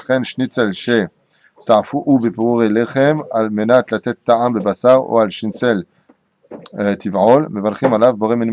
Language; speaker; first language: Hebrew; non-native, fluent; French